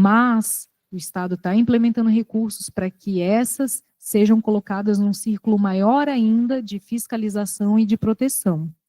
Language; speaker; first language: Portuguese; native; Portuguese